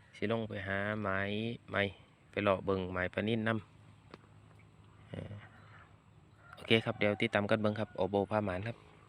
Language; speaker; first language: Thai; native; Thai